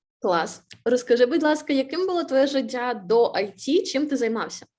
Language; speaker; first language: Ukrainian; native; Ukrainian